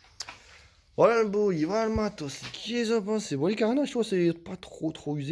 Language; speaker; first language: French; native; French